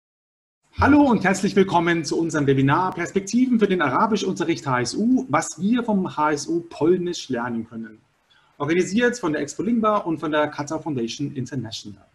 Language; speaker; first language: German; native; German